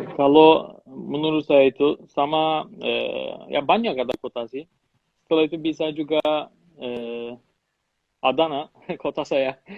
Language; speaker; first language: Indonesian; non-native, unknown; Turkish